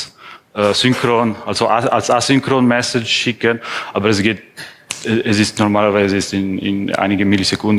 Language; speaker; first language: German; non-native, fluent; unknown